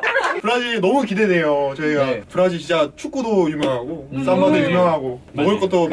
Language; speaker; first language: Korean; native; Korean